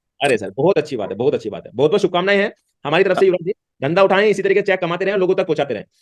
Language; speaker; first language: Hindi; native; Hindi